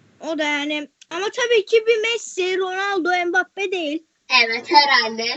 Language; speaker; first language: Turkish; early bilingual, heritage; Turkish